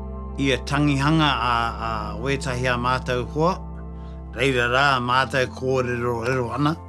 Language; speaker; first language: Māori; native; Māori